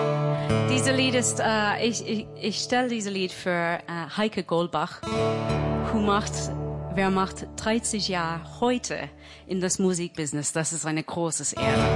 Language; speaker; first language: German; non-native, learner; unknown